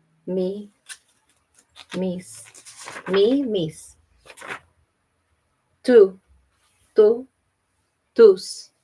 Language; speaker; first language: Spanish; non-native, learner; English